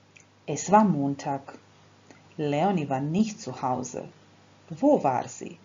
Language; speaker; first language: German; non-native, fluent; Croatian